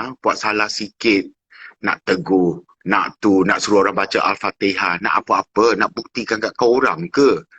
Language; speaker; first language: Malay; non-native, fluent; English